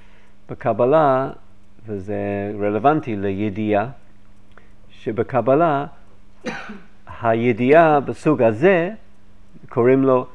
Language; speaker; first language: Hebrew; non-native, fluent; English